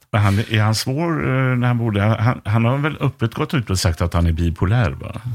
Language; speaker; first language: Swedish; native; Swedish